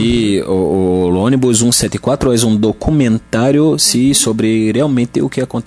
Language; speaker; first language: Spanish; non-native, learner; Portuguese